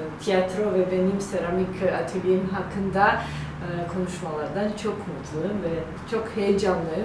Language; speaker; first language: Turkish; non-native, learner; Georgian